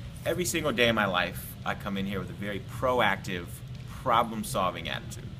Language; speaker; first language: English; native; English